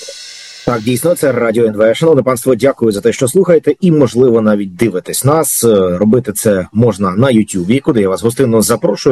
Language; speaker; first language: Ukrainian; native; Ukrainian